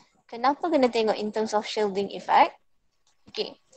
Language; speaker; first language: English; non-native, local second language; Malay